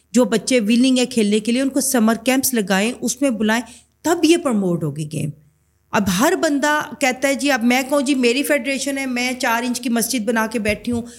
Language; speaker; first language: Urdu; native; Urdu